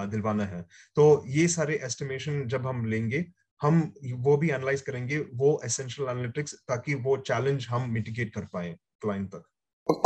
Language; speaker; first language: Hindi; native; Hindi